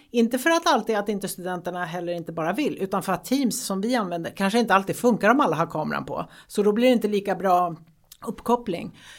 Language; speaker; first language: Swedish; early bilingual, other home language; Greek